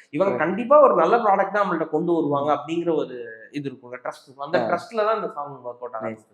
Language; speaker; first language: Tamil; native; Tamil